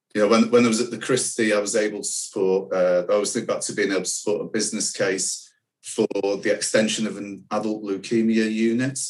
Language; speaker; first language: English; native; English